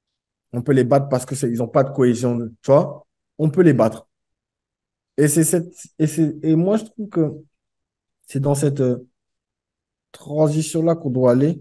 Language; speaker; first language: French; native; French